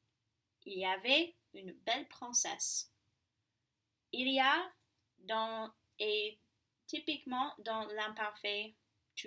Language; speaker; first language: French; non-native, fluent; English